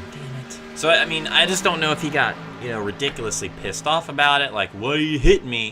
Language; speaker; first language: English; native; English